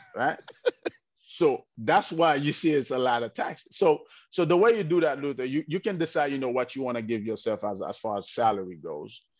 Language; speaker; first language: English; early bilingual, heritage; English